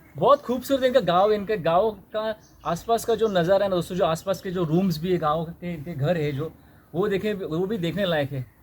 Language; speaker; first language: Hindi; non-native, local second language; Marathi